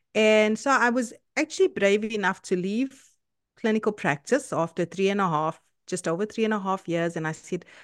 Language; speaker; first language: English; native; English